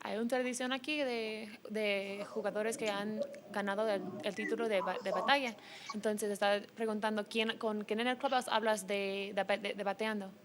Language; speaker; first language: Spanish; early bilingual, heritage; English